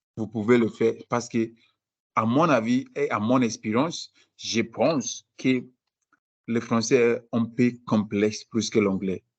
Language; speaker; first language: French; non-native, fluent; Akan